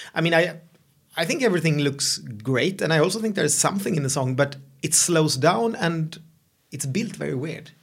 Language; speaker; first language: English; non-native, fluent; Swedish